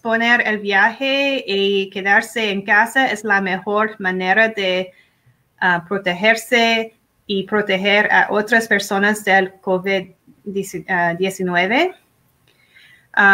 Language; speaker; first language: Spanish; non-native, learner; English